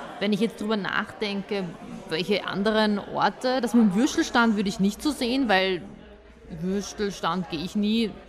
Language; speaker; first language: German; early bilingual, other home language; Bosnian